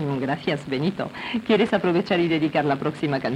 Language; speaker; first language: Spanish; non-native, local second language; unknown